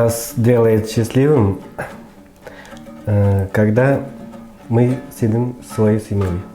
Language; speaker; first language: Russian; non-native, fluent; Uzbek